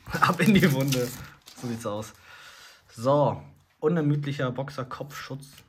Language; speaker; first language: German; early bilingual, other home language; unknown